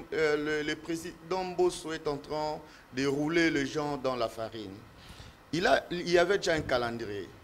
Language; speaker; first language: French; native; French